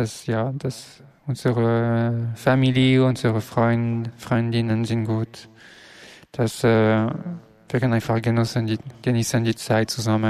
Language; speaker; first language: German; non-native, learner; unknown